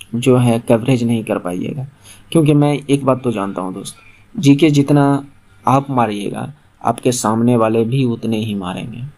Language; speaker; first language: Hindi; non-native, local second language; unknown